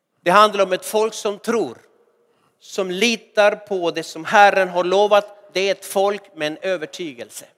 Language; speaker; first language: Swedish; non-native, fluent; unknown